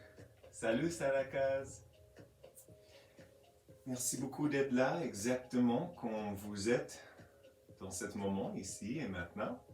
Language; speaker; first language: French; non-native, fluent; English